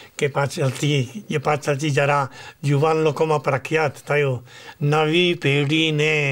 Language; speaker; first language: Gujarati; non-native, fluent; Spanish